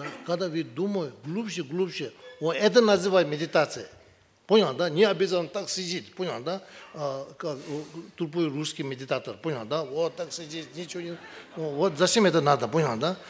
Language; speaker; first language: Russian; non-native, learner; Tibetan